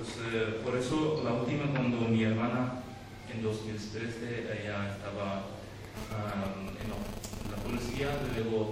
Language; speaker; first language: Spanish; non-native, learner; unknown